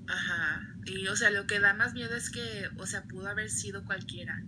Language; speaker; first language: Spanish; early bilingual, other home language; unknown